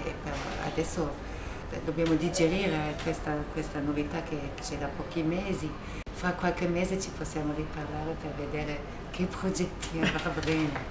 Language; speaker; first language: Italian; non-native, fluent; German